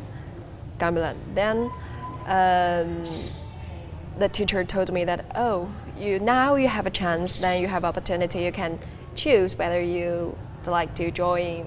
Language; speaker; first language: English; non-native, learner; Chinese